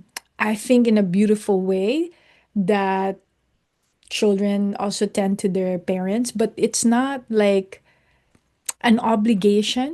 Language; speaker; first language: English; non-native, local second language; Filipino